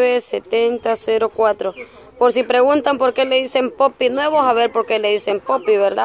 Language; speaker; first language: Spanish; native; Spanish